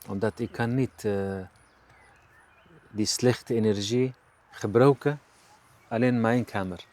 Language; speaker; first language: Dutch; non-native, learner; Arabic